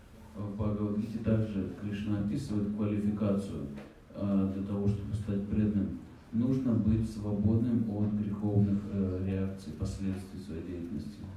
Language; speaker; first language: Russian; native; Russian